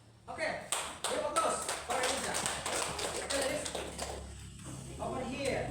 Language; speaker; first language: English; non-native, learner; Indonesian